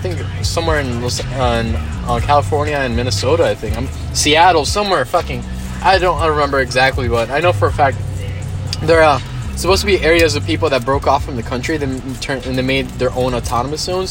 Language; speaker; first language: English; non-native, fluent; Spanish